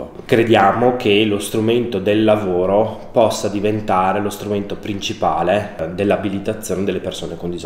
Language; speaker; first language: Italian; native; Italian